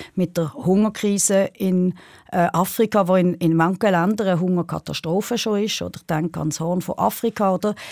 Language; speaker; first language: German; native; German